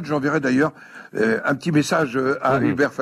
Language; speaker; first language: French; native; French